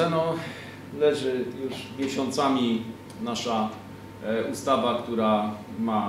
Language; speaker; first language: Polish; native; Polish